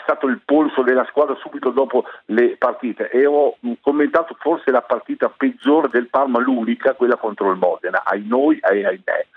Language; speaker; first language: Italian; native; Italian